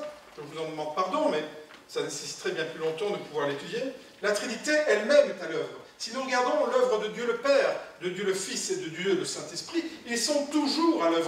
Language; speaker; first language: French; native; French